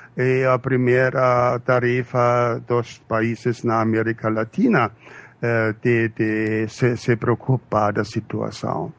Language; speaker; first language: Portuguese; non-native, fluent; German